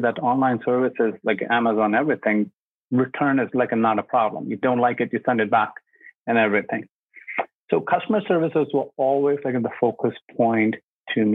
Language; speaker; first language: English; non-native, local second language; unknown